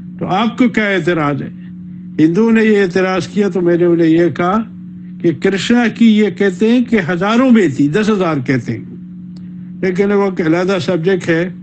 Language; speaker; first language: Urdu; native; Urdu